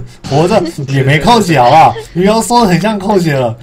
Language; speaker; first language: Chinese; native; Chinese